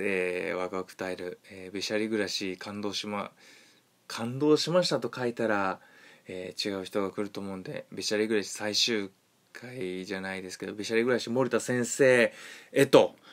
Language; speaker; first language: Japanese; native; Japanese